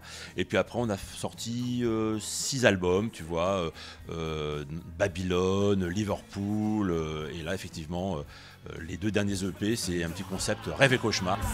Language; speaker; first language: French; native; French